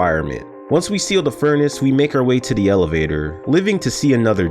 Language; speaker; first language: English; native; English